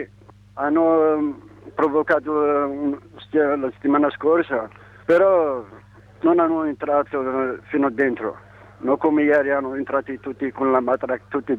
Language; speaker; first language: Italian; non-native, learner; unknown